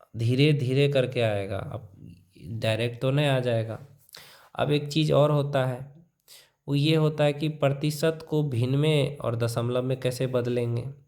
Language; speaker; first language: Hindi; native; Hindi